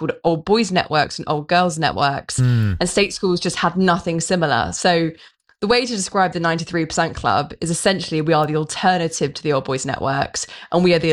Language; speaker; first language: English; native; English